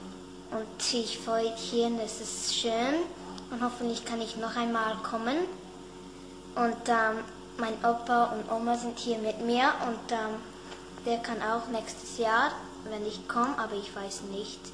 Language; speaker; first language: German; early bilingual, heritage; German